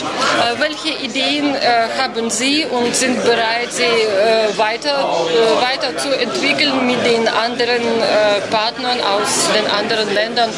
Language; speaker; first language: German; non-native, learner; Russian